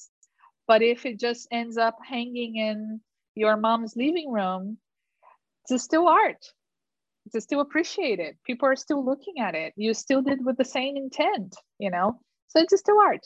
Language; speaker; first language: English; non-native, fluent; Portuguese